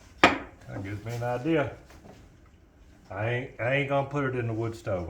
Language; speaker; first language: English; native; English